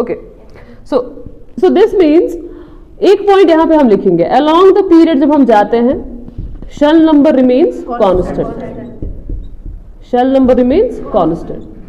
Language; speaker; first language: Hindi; non-native, local second language; Kashmiri